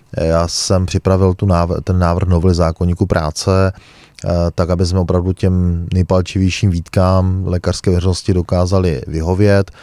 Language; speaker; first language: Czech; native; Czech